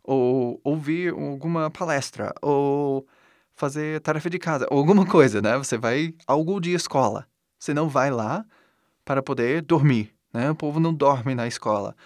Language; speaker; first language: Portuguese; non-native, fluent; English